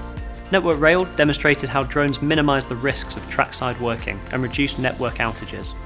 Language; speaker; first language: English; native; English